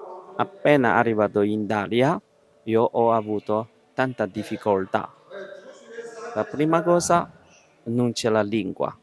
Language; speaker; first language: Italian; non-native, learner; Chinese